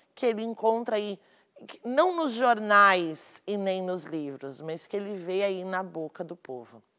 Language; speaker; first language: Portuguese; native; Portuguese